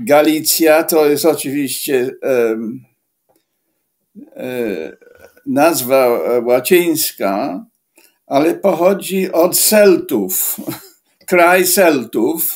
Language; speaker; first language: Polish; non-native, fluent; English